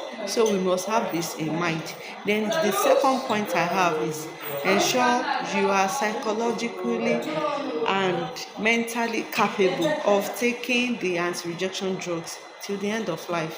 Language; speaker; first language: English; non-native, local second language; Yoruba